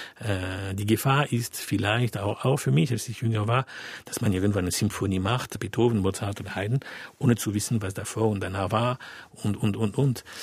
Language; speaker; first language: German; non-native, fluent; French